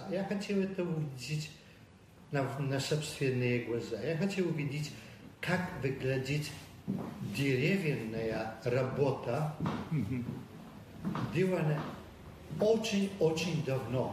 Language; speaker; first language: Russian; non-native, fluent; Polish